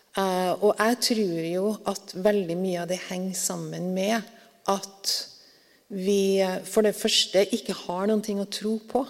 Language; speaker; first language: Norwegian; native; Norwegian